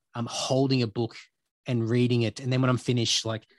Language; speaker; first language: English; native; English